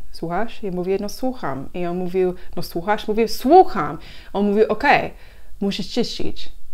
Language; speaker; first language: Polish; non-native, learner; English